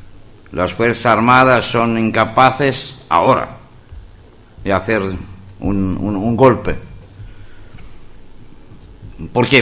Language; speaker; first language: Spanish; non-native, learner; Greek